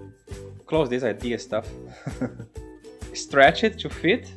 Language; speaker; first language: English; non-native, fluent; Portuguese